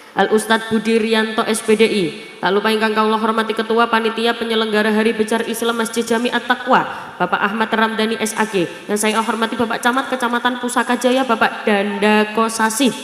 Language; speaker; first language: Indonesian; non-native, local second language; Javanese